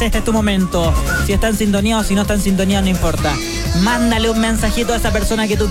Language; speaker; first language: Spanish; native; Spanish